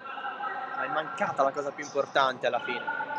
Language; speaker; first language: Italian; native; Italian